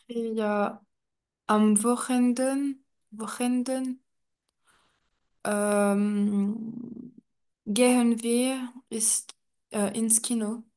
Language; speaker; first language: German; non-native, learner; French